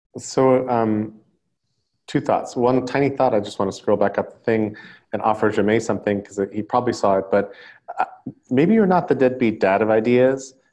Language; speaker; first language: English; native; English